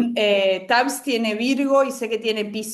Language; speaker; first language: Spanish; native; Spanish